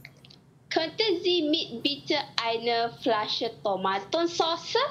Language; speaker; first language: German; non-native, learner; Malay